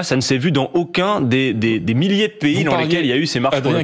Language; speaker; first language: French; native; French